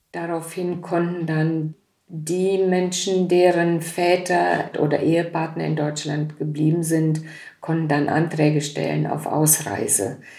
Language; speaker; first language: German; native; German